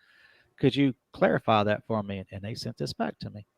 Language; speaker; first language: English; native; English